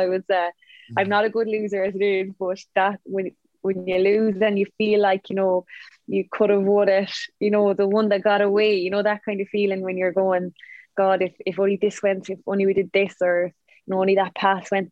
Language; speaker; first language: English; native; English